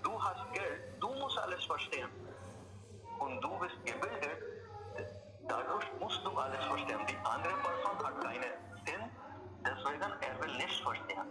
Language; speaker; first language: German; non-native, learner; Hindi